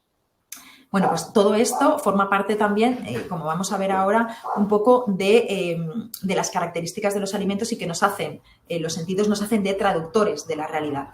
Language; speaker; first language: Spanish; native; Spanish